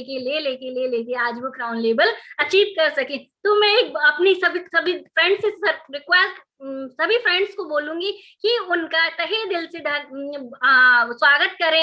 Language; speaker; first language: Hindi; native; Hindi